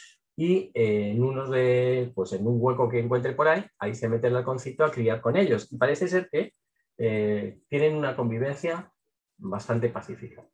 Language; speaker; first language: Spanish; native; Spanish